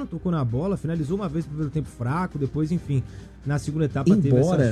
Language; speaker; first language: Portuguese; native; Portuguese